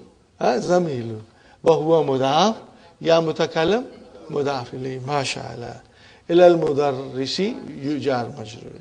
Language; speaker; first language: Arabic; non-native, fluent; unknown